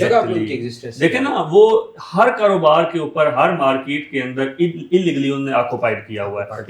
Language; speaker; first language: Urdu; native; Urdu